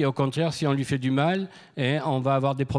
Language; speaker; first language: French; native; French